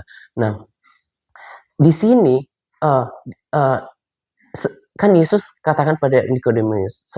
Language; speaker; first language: Indonesian; native; Indonesian